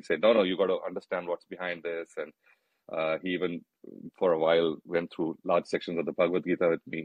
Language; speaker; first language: English; non-native, local second language; Hindi